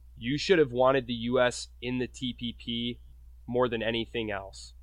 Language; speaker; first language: English; native; English